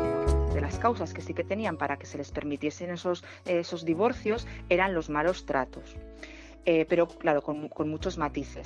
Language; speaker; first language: Spanish; native; Spanish